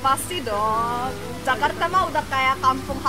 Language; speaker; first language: Indonesian; non-native, fluent; Korean